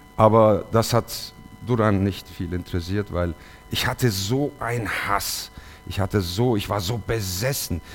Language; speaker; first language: German; early bilingual, other home language; Turkish